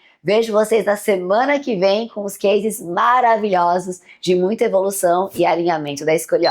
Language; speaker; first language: Portuguese; native; Portuguese